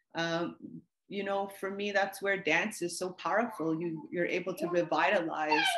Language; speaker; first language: English; native; English